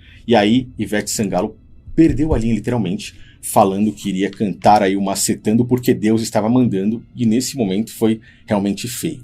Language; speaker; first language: Portuguese; native; Portuguese